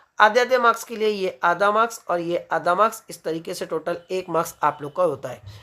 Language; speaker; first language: Hindi; native; Hindi